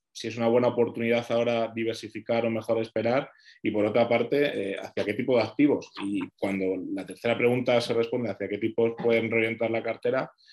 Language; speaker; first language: Spanish; native; Spanish